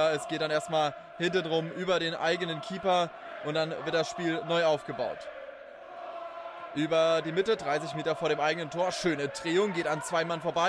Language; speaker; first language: German; native; German